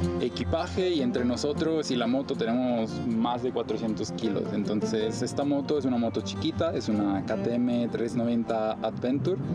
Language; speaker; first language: Spanish; non-native, fluent; Italian